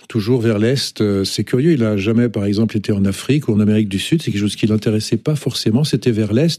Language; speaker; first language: French; native; French